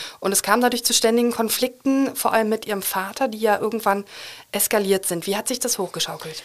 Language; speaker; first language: German; native; German